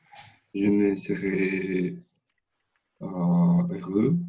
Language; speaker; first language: French; non-native, learner; Spanish